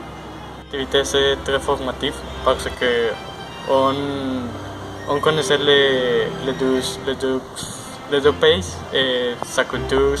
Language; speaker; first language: French; non-native, learner; Spanish